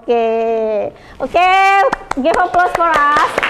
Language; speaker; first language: English; non-native, fluent; Indonesian